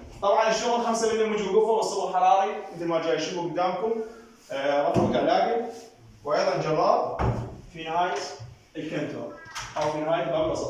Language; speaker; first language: Arabic; native; Arabic